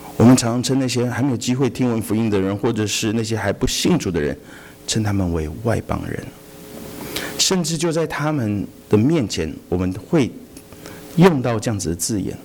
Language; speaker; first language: Chinese; native; Chinese